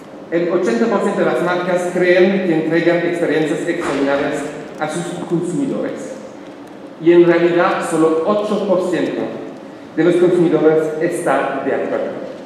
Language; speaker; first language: Spanish; non-native, learner; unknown